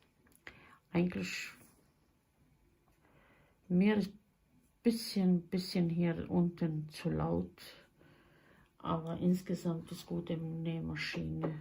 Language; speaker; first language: German; non-native, fluent; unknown